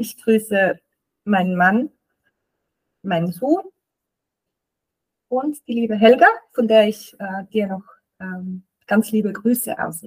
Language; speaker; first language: German; native; German